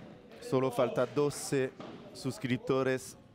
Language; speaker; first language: Spanish; non-native, learner; French